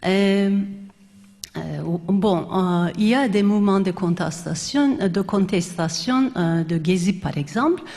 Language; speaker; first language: French; non-native, fluent; Turkish